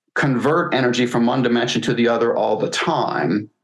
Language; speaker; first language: English; native; English